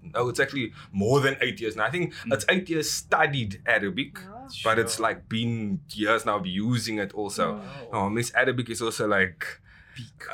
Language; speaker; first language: English; native; English